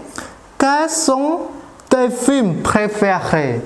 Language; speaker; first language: French; non-native, fluent; Khmer